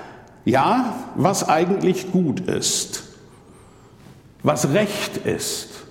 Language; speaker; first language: German; native; German